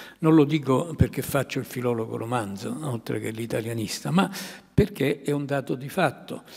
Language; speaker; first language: Italian; native; Italian